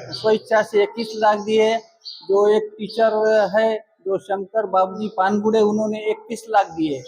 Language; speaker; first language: Hindi; non-native, local second language; Marathi